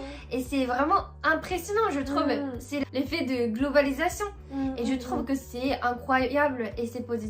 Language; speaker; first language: French; non-native, fluent; Japanese